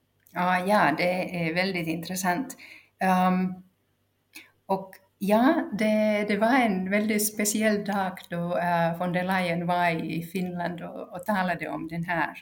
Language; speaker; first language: Swedish; non-native, local second language; Finnish